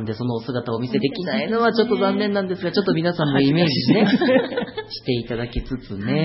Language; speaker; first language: Japanese; native; Japanese